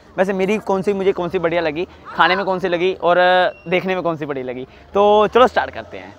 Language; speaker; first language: Hindi; native; Hindi